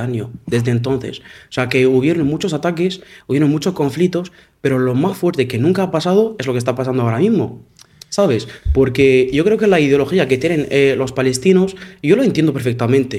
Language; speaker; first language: Spanish; non-native, fluent; Arabic